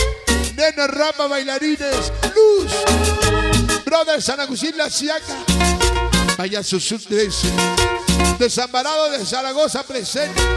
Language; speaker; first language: Spanish; native; Spanish